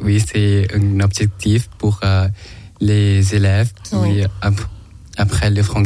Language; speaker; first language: French; non-native, learner; Thai